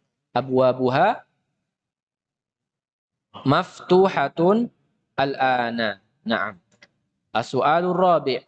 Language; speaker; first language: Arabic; non-native, fluent; Indonesian